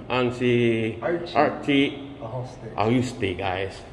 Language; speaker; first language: English; non-native, learner; Filipino